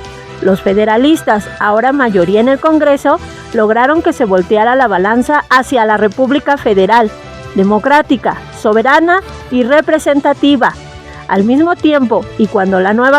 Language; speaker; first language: Spanish; native; Spanish